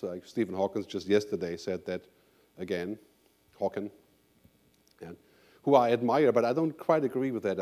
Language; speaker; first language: English; non-native, fluent; German